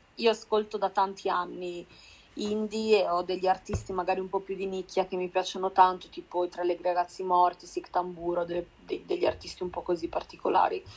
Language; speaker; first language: Italian; native; Italian